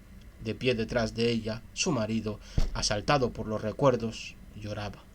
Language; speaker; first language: Spanish; native; Spanish